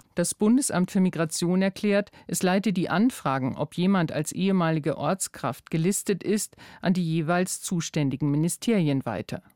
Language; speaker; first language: German; native; German